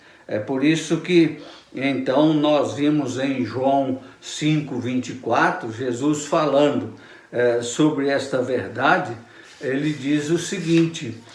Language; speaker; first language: Portuguese; native; Portuguese